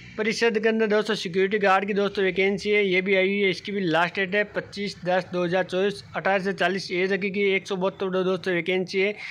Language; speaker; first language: Hindi; native; Hindi